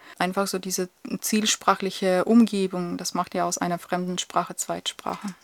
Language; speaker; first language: German; non-native, fluent; Russian